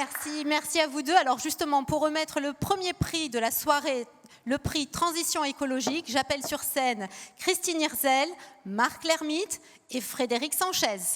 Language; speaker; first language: French; native; French